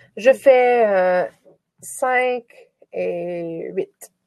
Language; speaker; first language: French; native; French